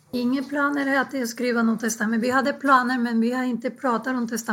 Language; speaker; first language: Swedish; non-native, fluent; Spanish